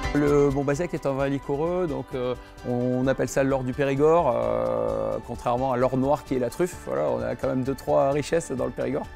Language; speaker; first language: French; native; French